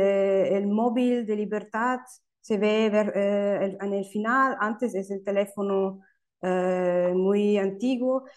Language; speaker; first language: Spanish; non-native, fluent; German